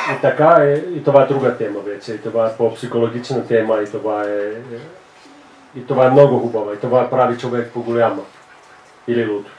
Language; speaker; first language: Bulgarian; non-native, fluent; Finnish